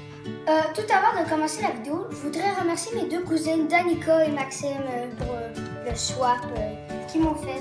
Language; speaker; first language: French; native; French